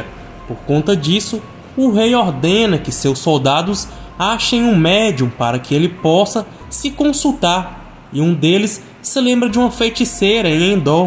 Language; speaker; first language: Portuguese; native; Portuguese